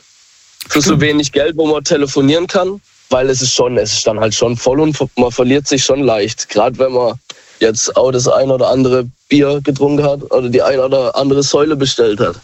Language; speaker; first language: German; native; German